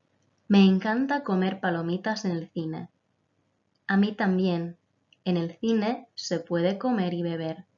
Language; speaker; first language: Spanish; non-native, fluent; Croatian